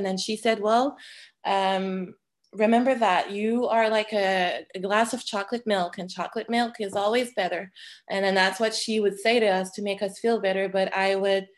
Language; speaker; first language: English; non-native, fluent; French